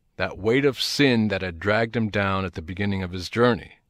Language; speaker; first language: English; native; English